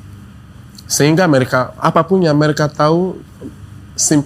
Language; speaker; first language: Indonesian; non-native, fluent; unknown